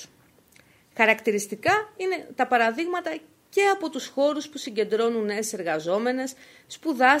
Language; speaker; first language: Greek; native; Greek